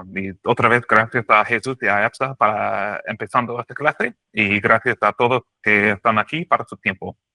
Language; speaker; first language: Spanish; non-native, learner; English